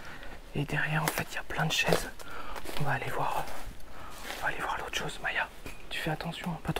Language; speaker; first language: French; native; French